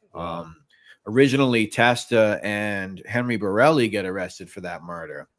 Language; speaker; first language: English; native; English